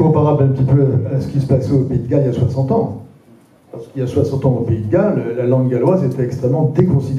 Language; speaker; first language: French; native; French